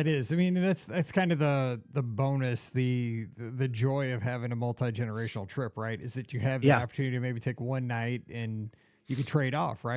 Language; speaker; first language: English; native; English